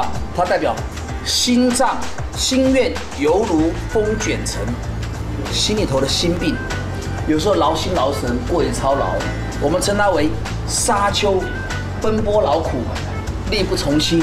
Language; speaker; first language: Chinese; native; Chinese